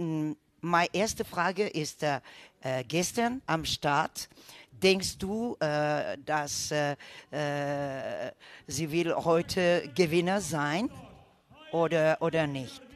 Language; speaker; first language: German; non-native, learner; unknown